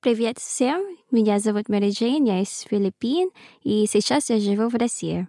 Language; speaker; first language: Russian; non-native, learner; Filipino